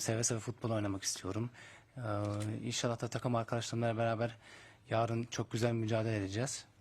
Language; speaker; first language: Turkish; early bilingual, heritage; Turkish